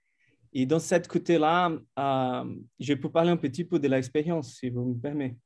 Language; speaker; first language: French; non-native, fluent; Portuguese